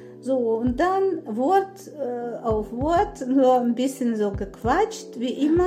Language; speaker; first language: German; non-native, fluent; Russian